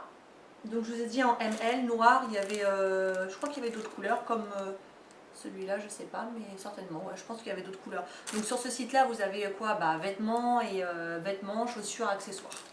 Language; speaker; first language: French; native; French